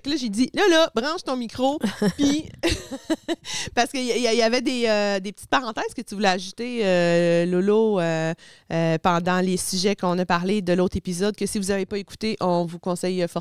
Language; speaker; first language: French; native; French